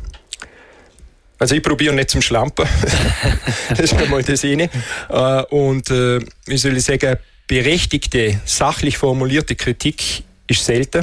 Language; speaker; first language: German; native; German